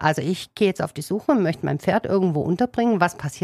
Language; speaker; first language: German; native; German